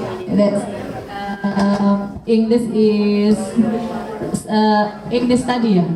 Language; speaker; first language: English; non-native, learner; Indonesian